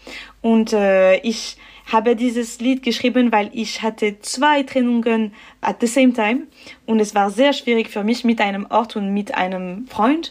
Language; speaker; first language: German; non-native, local second language; French